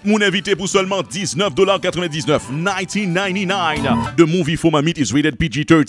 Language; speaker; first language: French; non-native, local second language; Haitian Creole